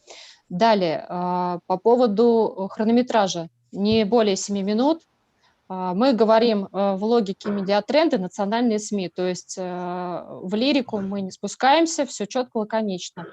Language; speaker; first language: Russian; native; Russian